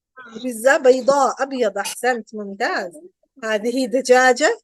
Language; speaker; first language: Arabic; non-native, fluent; Urdu